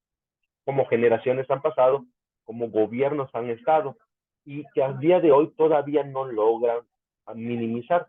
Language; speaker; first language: Spanish; native; Spanish